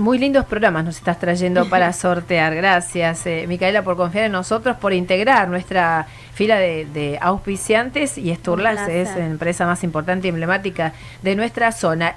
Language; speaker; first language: Spanish; native; Spanish